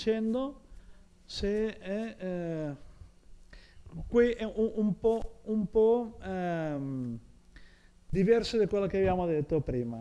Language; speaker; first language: Italian; non-native, fluent; Catalan